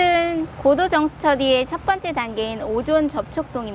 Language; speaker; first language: Korean; native; Korean